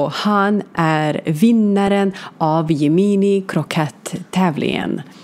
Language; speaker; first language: Swedish; non-native, learner; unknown